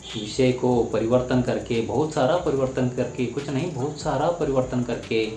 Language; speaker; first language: Hindi; non-native, local second language; Kannada